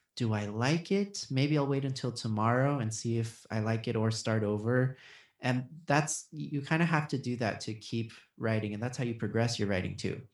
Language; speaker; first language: English; early bilingual, other home language; Spanish